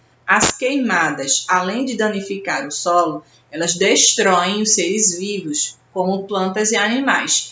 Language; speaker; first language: Portuguese; native; Portuguese